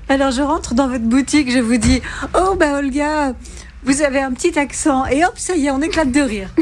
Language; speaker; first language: French; native; French